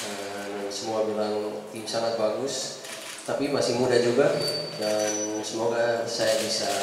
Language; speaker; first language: Indonesian; non-native, fluent; Dutch